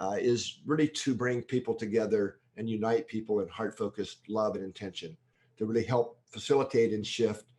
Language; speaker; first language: English; native; English